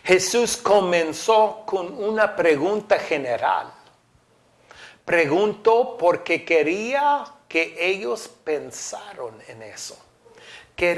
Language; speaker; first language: Spanish; non-native, fluent; English